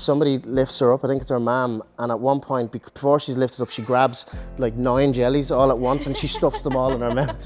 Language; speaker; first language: English; native; English